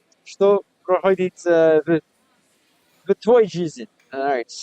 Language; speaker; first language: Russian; non-native, learner; English